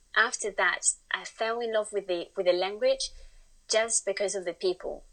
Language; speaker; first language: English; non-native, fluent; Spanish